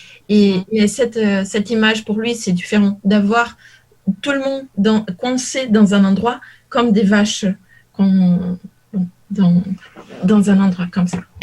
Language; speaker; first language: French; non-native, learner; Portuguese